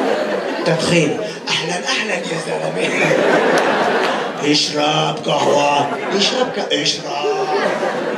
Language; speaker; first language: Hebrew; native; Hebrew